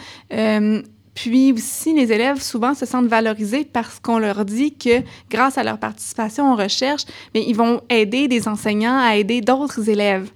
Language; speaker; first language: French; native; French